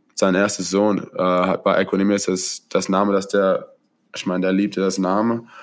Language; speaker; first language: German; non-native, fluent; English